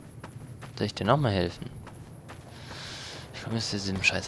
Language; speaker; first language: German; native; German